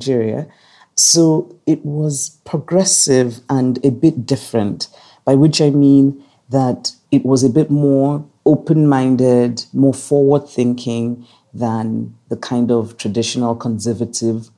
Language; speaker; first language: English; non-native, local second language; Igbo